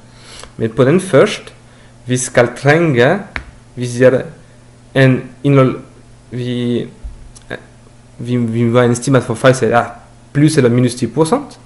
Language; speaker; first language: Norwegian; non-native, learner; French